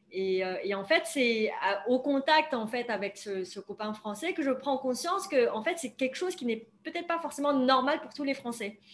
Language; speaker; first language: French; non-native, fluent; Vietnamese